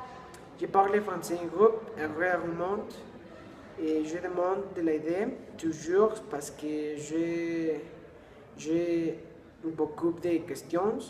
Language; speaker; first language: French; non-native, learner; Spanish